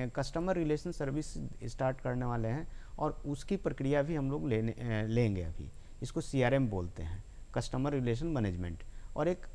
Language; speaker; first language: Hindi; native; Hindi